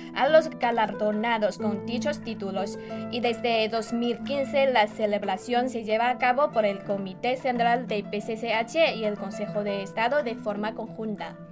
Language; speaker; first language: Spanish; non-native, fluent; Chinese